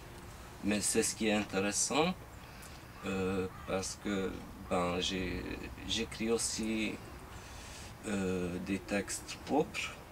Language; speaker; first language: French; non-native, fluent; Hungarian